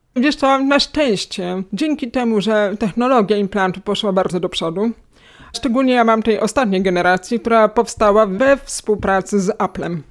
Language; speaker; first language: Polish; native; Polish